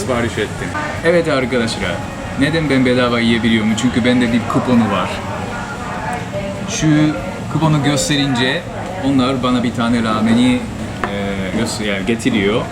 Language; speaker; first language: Turkish; non-native, fluent; Japanese